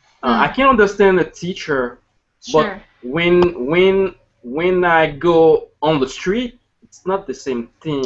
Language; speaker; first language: English; non-native, learner; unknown